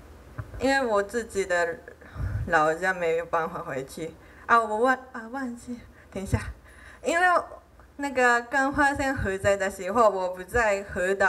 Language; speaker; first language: Chinese; non-native, fluent; Japanese